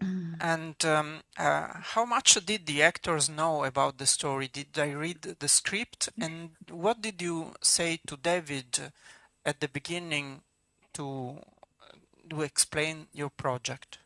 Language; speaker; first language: English; non-native, fluent; Italian